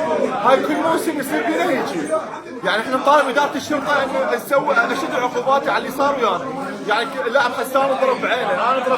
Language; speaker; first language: Arabic; native; Arabic